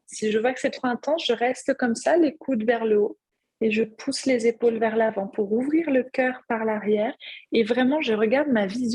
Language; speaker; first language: French; native; French